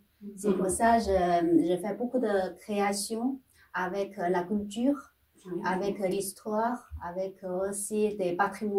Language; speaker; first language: French; non-native, fluent; Chinese